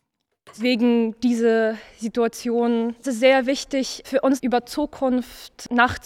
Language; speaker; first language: German; non-native, learner; Ukrainian